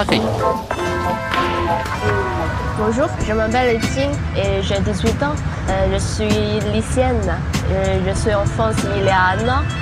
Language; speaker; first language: French; non-native, learner; Chinese